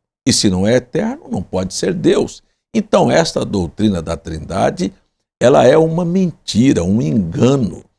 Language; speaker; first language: Portuguese; native; Portuguese